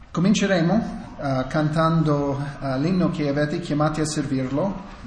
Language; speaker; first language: Italian; non-native, fluent; English